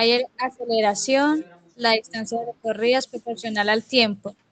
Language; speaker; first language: Spanish; native; Spanish